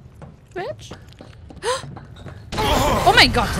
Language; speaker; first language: German; native; German